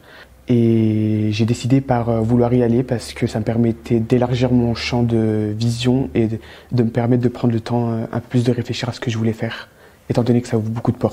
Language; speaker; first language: French; native; French